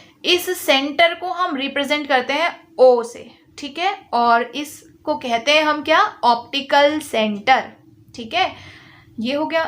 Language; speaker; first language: Hindi; native; Hindi